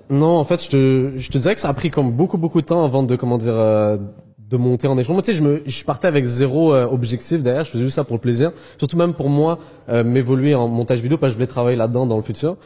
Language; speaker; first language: French; early bilingual, other home language; Arabic